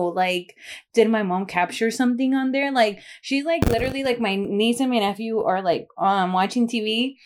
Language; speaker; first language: English; native; English